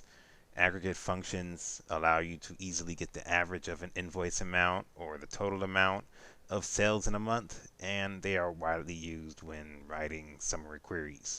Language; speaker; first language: English; native; English